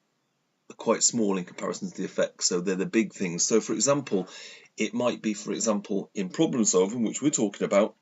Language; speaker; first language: English; native; English